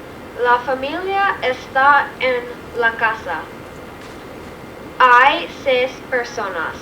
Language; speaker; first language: Spanish; non-native, learner; English